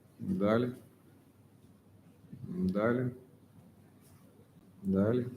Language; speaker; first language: Ukrainian; native; Ukrainian